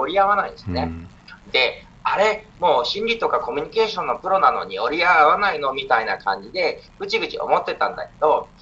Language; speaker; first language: Japanese; native; Japanese